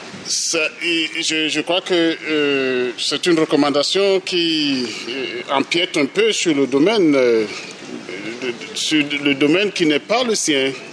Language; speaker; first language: French; native; French